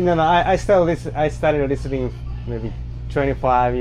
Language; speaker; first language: English; non-native, learner; Japanese